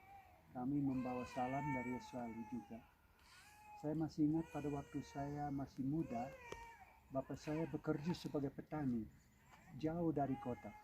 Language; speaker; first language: Indonesian; non-native, fluent; English